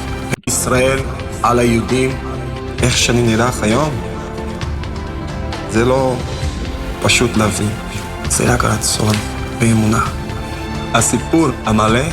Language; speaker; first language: Hebrew; non-native, learner; Portuguese